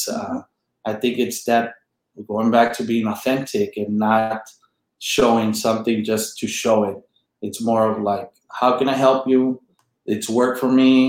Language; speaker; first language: English; native; English